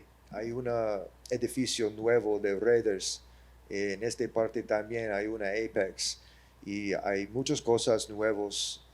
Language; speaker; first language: Spanish; early bilingual, heritage; English